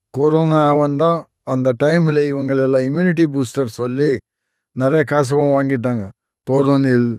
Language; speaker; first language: Tamil; non-native, fluent; Konkani